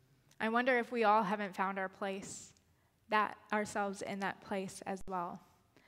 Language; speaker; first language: English; native; English